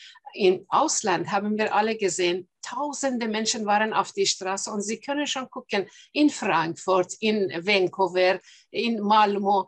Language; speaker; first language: German; non-native, fluent; Persian